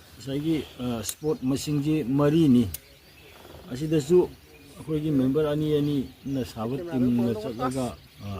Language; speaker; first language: Manipuri; native; Manipuri